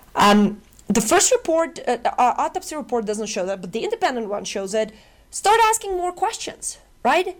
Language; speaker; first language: English; non-native, fluent; Macedonian